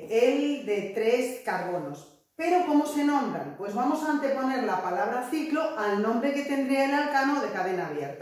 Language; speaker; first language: Spanish; native; Spanish